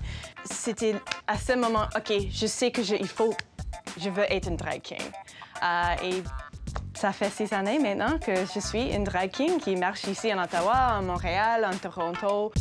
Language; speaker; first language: French; non-native, local second language; English